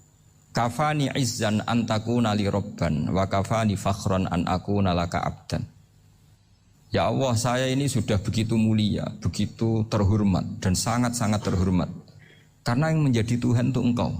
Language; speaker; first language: Indonesian; non-native, local second language; Javanese